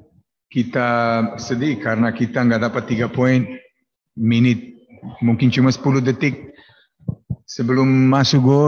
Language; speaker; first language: Indonesian; non-native, fluent; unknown